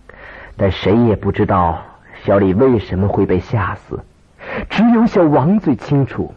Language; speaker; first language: Chinese; native; Chinese